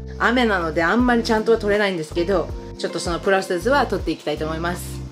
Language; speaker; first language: Japanese; early bilingual, heritage; Japanese